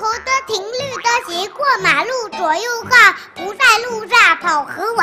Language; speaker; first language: Chinese; native; Chinese